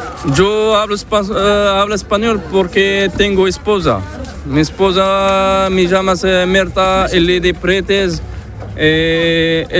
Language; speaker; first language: Spanish; non-native, learner; Arabic